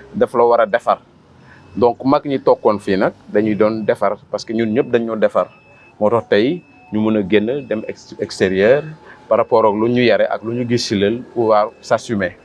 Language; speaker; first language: Wolof; non-native, local second language; Mandingo